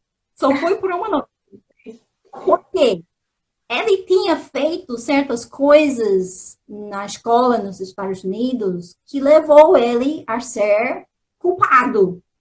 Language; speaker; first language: Portuguese; non-native, fluent; English